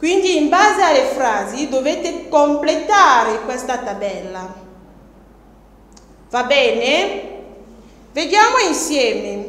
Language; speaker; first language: Italian; non-native, fluent; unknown